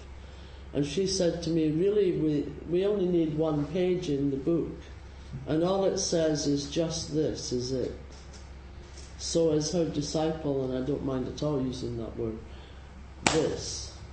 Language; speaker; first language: English; native; English